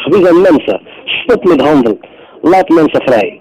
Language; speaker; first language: Dutch; non-native, learner; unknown